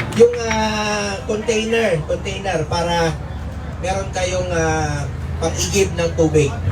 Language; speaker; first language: Filipino; non-native, local second language; Cebuano